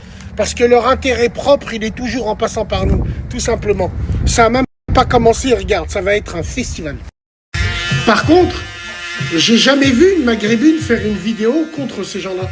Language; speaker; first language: French; native; French